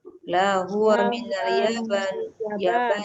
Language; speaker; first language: Arabic; non-native, learner; Indonesian